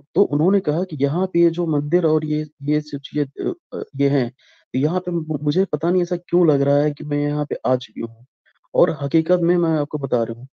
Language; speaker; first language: Hindi; native; Hindi